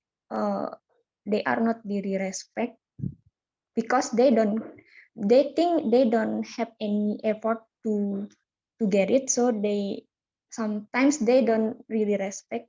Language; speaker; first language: English; non-native, learner; Indonesian